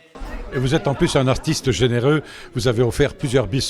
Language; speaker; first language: French; native; French